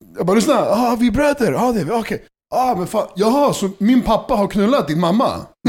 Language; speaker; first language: Swedish; early bilingual, other home language; Serbian